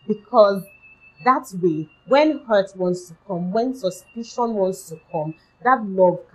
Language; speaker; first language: English; non-native, local second language; Yoruba